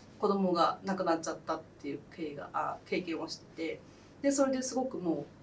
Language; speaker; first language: Japanese; early bilingual, other home language; Khmer